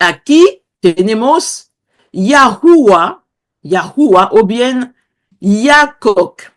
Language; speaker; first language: Spanish; non-native, fluent; Kongo